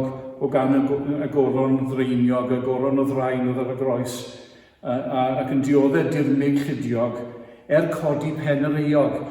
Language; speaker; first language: Welsh; native; Welsh